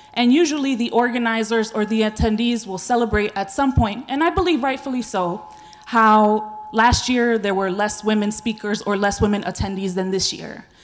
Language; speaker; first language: English; native; English